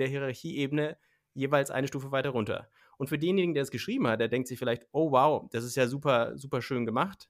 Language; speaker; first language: German; native; German